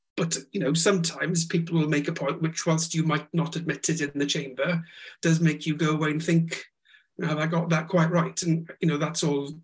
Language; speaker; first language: English; non-native, local second language; Welsh